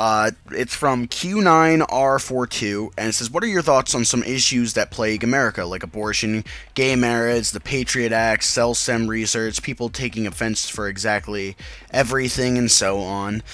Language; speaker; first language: English; native; English